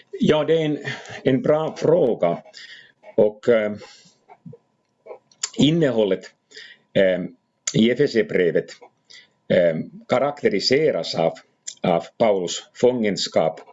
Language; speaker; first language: Swedish; non-native, fluent; Finnish